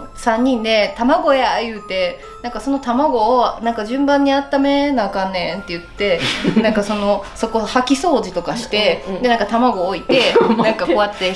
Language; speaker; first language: Japanese; native; Japanese